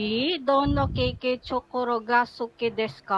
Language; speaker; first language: Japanese; non-native, learner; Filipino